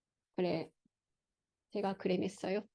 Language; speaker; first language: Korean; non-native, learner; Japanese